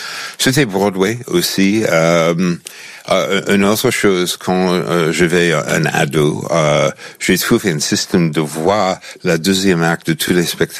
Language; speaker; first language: French; non-native, fluent; English